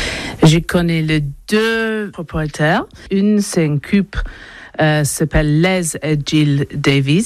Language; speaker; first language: French; non-native, learner; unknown